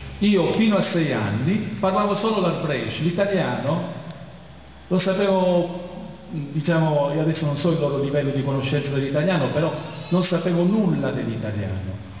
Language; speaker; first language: Italian; non-native, local second language; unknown